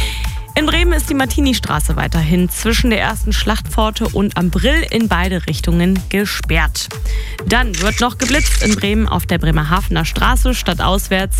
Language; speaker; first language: German; native; German